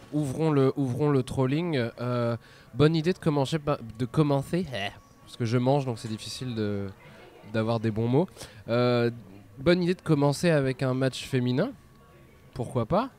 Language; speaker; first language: French; native; French